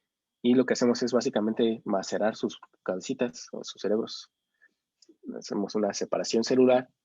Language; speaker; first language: Spanish; native; Spanish